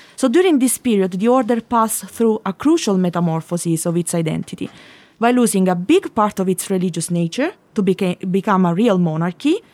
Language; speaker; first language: English; non-native, fluent; Italian